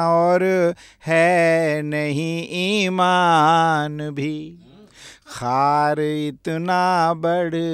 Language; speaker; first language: Hindi; native; Hindi